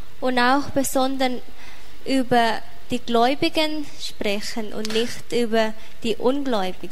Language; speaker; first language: German; non-native, fluent; Thai